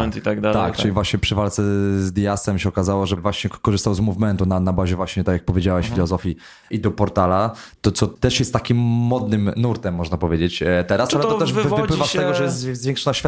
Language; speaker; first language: Polish; native; Polish